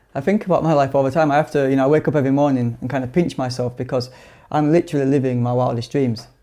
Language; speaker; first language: English; native; English